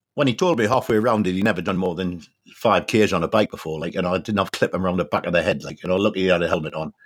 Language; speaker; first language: English; native; English